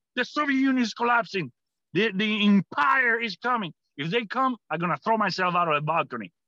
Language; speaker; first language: English; non-native, fluent; Spanish